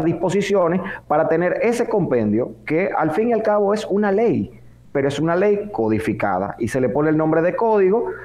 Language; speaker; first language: Spanish; native; Spanish